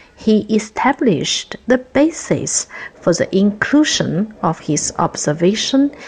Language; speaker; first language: English; non-native, fluent; Chinese